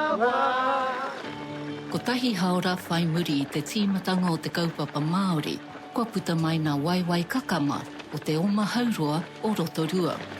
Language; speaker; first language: Māori; native; Māori